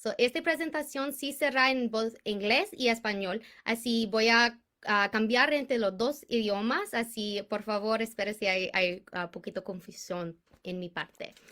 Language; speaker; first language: Spanish; non-native, fluent; English